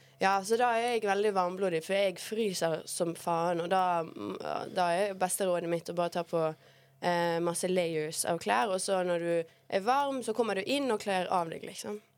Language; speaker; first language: Norwegian; early bilingual, other home language; Bosnian